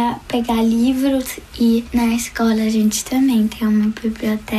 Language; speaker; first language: Portuguese; early bilingual, heritage; Portuguese